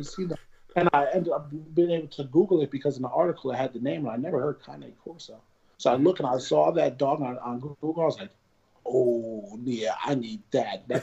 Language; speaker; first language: English; native; English